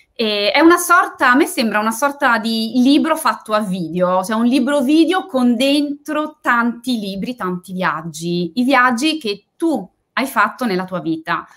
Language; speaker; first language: Italian; native; Italian